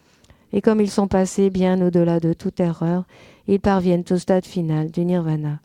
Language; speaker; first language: French; native; French